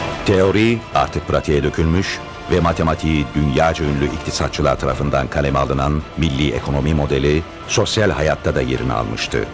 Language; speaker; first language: Turkish; native; Turkish